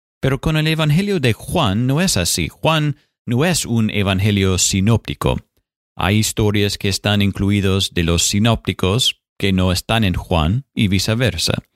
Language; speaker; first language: Spanish; non-native, fluent; English